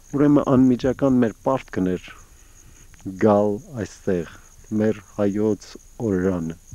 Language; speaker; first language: Armenian; early bilingual, heritage; Armenian